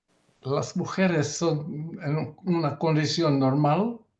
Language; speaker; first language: Spanish; non-native, learner; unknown